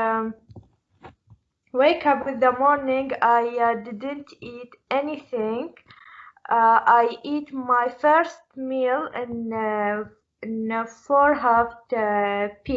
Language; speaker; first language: English; non-native, learner; Arabic